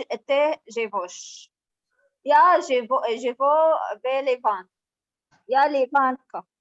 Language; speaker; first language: Russian; non-native, learner; Arabic